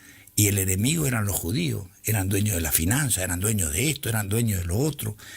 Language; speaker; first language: Spanish; native; Spanish